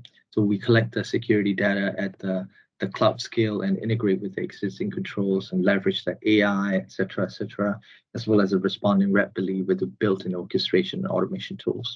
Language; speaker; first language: English; non-native, fluent; Burmese